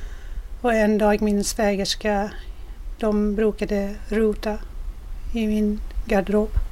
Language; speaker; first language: Swedish; non-native, fluent; Persian